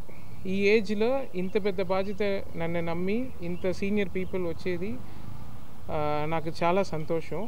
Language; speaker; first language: Telugu; non-native, learner; Tamil